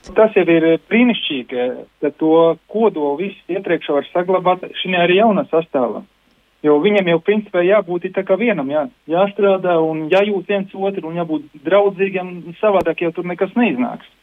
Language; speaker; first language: Latvian; native; Latvian